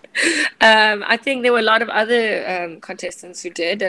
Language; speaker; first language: English; native; English